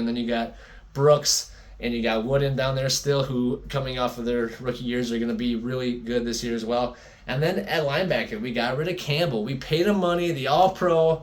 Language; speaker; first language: English; native; English